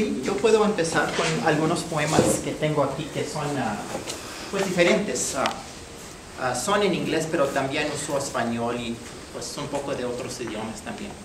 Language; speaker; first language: Spanish; non-native, fluent; English